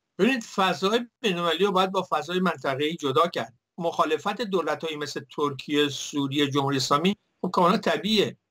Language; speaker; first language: Persian; native; Persian